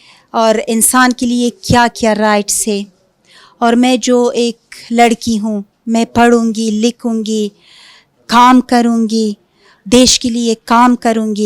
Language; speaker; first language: Hindi; non-native, fluent; Punjabi